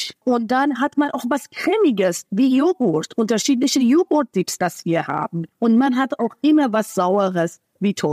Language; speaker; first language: German; non-native, fluent; Persian